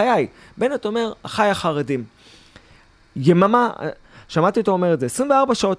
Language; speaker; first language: Hebrew; native; Hebrew